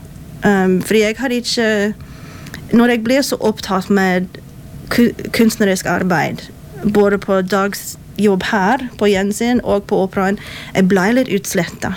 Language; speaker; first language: Norwegian; non-native, fluent; English